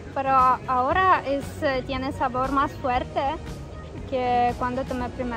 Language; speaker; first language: Spanish; non-native, learner; Ukrainian